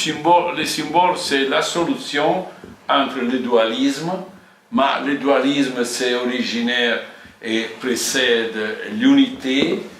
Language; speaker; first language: French; non-native, fluent; Italian